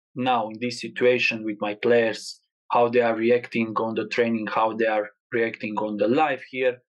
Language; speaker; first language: English; non-native, learner; Croatian